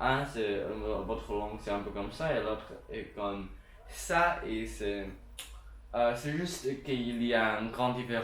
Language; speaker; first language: French; non-native, learner; Chinese